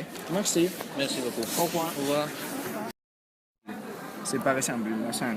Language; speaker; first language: French; non-native, learner; Spanish